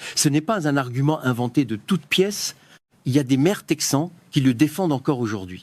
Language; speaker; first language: French; native; French